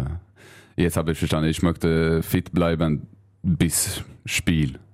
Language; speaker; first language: German; non-native, learner; Swedish